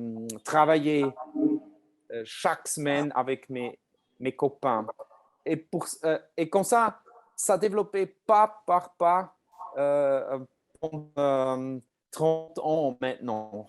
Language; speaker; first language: French; non-native, learner; German